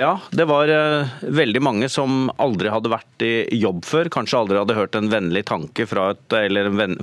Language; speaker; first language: Norwegian; native; Norwegian